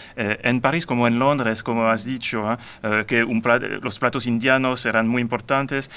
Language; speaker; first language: Spanish; non-native, learner; French